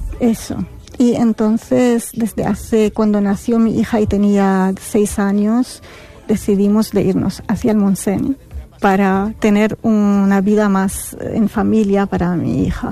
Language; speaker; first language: Spanish; non-native, fluent; Arabic